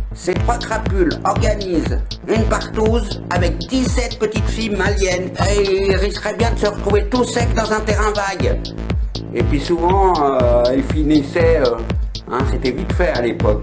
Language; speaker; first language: French; native; French